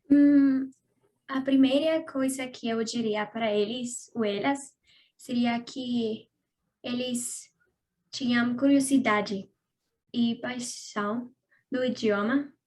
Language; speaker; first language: Portuguese; non-native, learner; Spanish